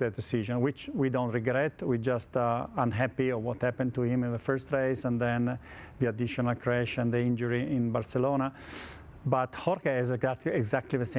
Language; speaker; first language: English; non-native, fluent; Italian